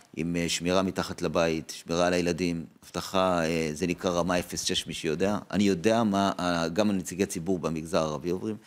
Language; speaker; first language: Hebrew; native; Hebrew